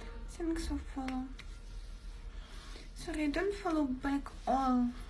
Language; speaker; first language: English; non-native, learner; Russian